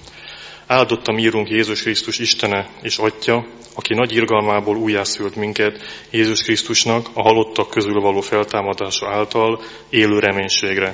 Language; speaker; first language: Hungarian; native; Hungarian